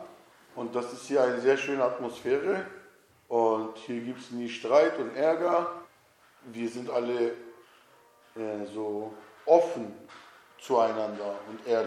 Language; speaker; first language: German; non-native, fluent; Turkish